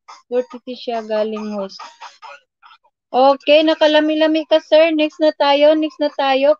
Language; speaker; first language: Filipino; non-native, local second language; Cebuano